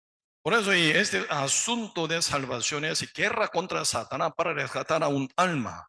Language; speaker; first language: Spanish; non-native, learner; Korean